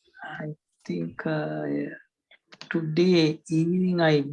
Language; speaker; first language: English; non-native, learner; Sinhala